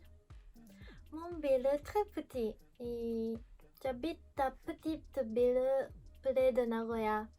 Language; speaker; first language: French; non-native, learner; Japanese